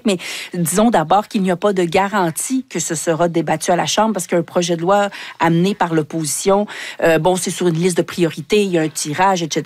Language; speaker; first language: French; native; French